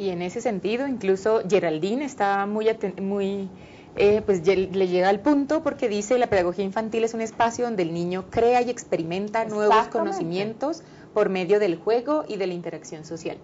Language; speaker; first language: Spanish; native; Spanish